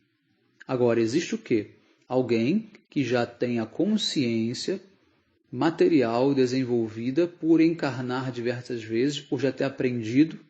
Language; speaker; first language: Portuguese; native; Portuguese